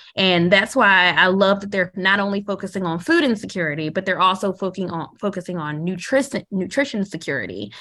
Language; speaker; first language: English; native; English